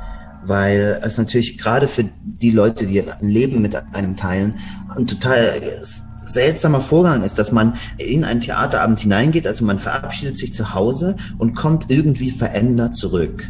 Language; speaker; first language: German; native; German